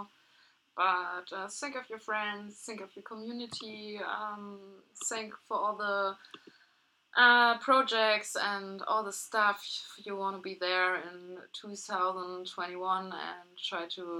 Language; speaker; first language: English; non-native, fluent; German